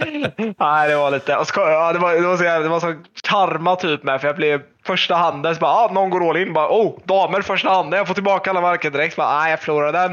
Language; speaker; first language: Swedish; native; Swedish